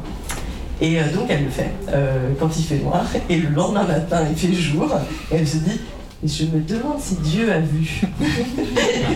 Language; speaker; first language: French; native; French